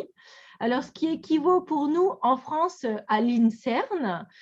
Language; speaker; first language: French; native; French